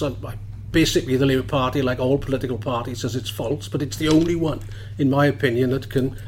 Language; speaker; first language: English; native; English